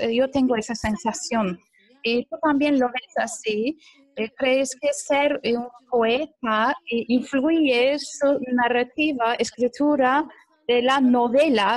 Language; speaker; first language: Spanish; non-native, fluent; Turkish